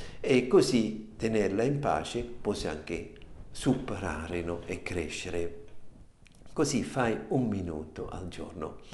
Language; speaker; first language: Italian; non-native, fluent; German